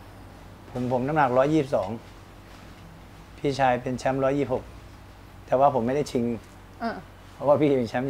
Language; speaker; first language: Thai; native; Thai